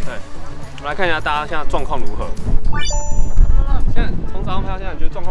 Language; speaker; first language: Chinese; native; Chinese